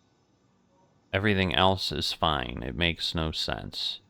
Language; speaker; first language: English; native; English